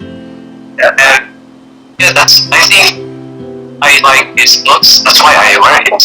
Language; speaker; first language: English; non-native, learner; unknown